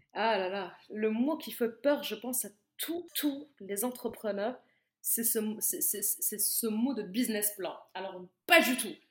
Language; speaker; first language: French; non-native, local second language; Arabic